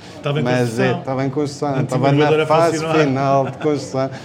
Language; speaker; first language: Portuguese; early bilingual, other home language; Spanish